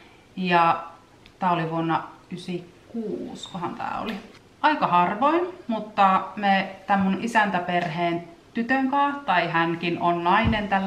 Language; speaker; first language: Finnish; native; Finnish